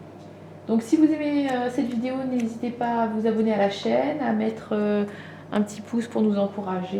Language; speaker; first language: French; native; French